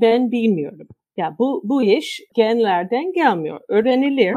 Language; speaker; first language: Turkish; non-native, fluent; English